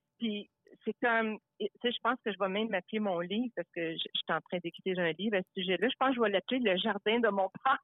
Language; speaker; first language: French; early bilingual, other home language; Italian